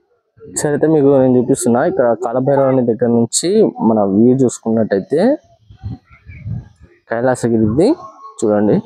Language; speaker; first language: Telugu; native; Telugu